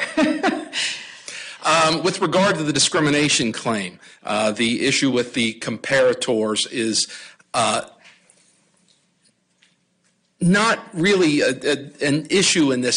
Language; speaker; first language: English; native; English